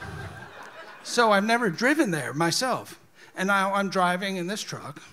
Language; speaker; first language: English; native; English